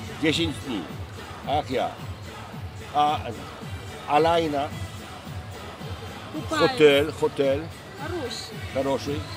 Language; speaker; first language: Russian; non-native, learner; Polish